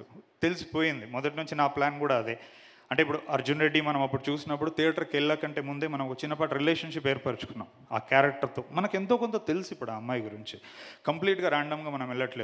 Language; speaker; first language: Telugu; native; Telugu